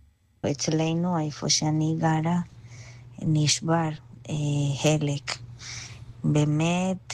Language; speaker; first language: Hebrew; non-native, fluent; Spanish